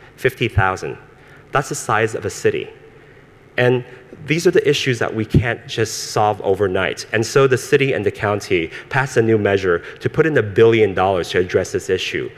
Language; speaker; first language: English; early bilingual, other home language; Cantonese